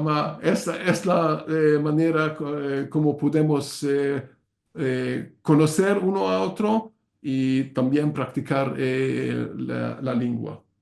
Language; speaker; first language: Spanish; non-native, learner; Hungarian